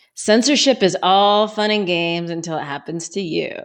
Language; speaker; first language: English; native; English